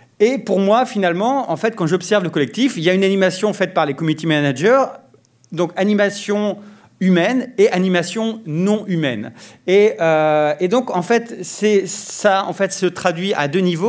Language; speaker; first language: French; native; French